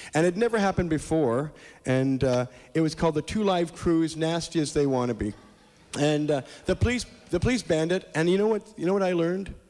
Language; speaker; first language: English; native; English